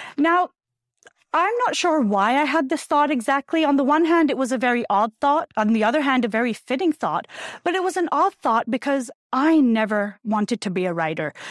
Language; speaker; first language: English; non-native, local second language; Urdu